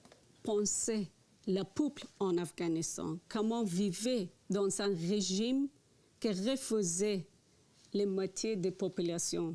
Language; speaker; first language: French; non-native, learner; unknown